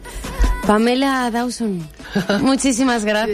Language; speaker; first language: Spanish; native; Spanish